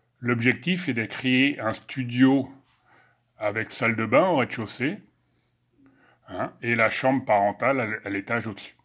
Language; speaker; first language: French; native; French